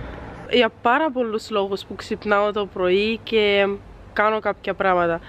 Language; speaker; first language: Greek; non-native, fluent; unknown